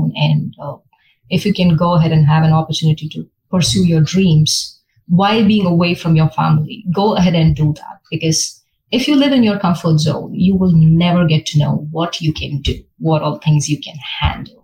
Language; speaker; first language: English; non-native, local second language; Malayalam